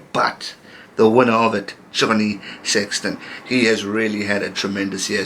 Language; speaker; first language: English; native; English